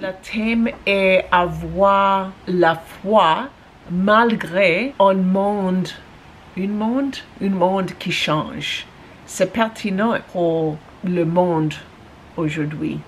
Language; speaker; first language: French; non-native, learner; English